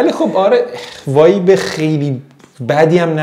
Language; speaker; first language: Persian; native; Persian